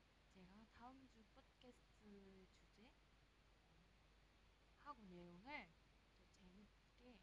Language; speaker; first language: Korean; non-native, learner; Indonesian